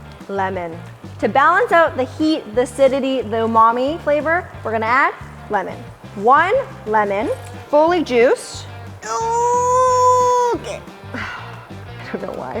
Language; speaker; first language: English; native; English